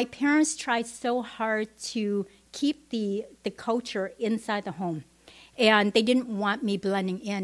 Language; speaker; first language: English; non-native, fluent; Vietnamese